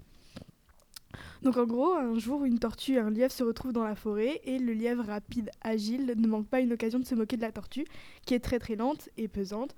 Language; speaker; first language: French; native; French